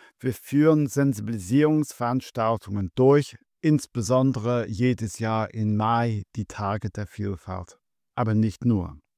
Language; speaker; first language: German; non-native, fluent; English